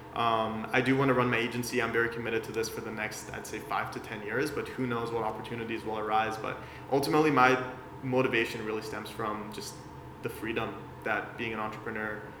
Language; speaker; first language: English; early bilingual, other home language; Persian